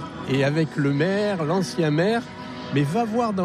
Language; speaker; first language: French; native; French